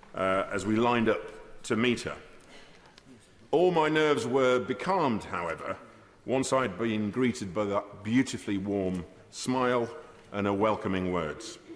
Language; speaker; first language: English; native; English